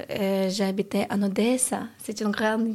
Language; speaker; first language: French; non-native, learner; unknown